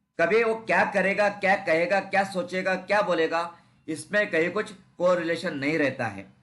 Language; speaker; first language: Hindi; non-native, local second language; Marathi